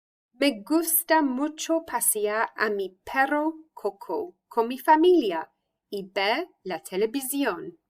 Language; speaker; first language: Spanish; non-native, fluent; English